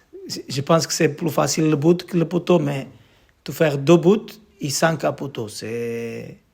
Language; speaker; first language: French; non-native, learner; Portuguese